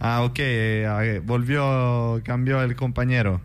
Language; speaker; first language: Spanish; non-native, fluent; Italian